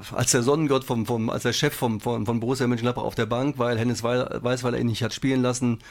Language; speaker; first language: German; native; German